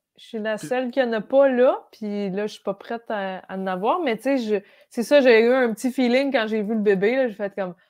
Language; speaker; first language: French; native; French